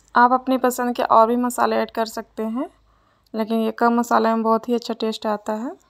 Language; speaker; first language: Hindi; native; Hindi